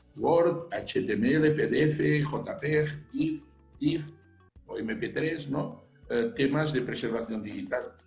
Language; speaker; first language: Spanish; non-native, local second language; Catalan